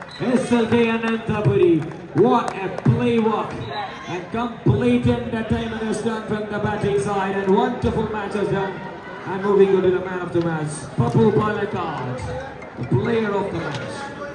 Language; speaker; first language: English; non-native, local second language; Malayalam